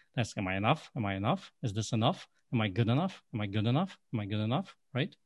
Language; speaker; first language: English; non-native, fluent; Polish